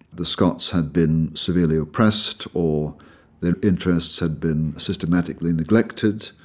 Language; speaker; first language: English; native; English